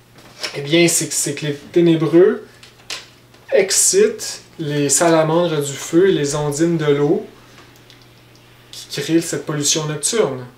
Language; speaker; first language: French; native; French